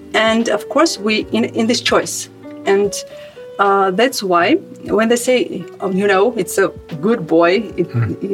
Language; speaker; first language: English; non-native, fluent; Armenian